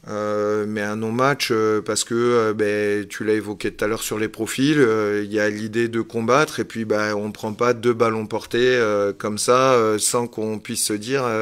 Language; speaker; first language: French; native; French